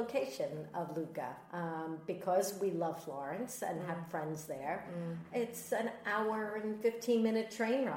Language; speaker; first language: English; native; English